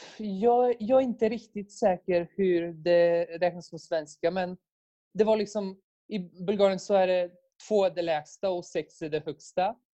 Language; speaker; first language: Swedish; early bilingual, heritage; Bulgarian